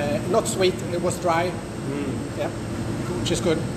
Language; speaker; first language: English; non-native, fluent; Swedish